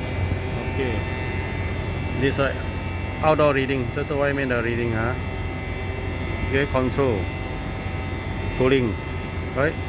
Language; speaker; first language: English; non-native, local second language; Chinese